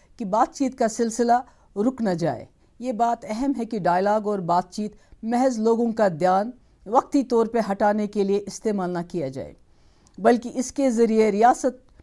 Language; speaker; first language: Hindi; non-native, local second language; Kashmiri